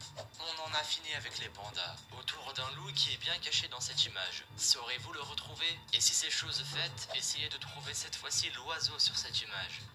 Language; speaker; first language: French; native; French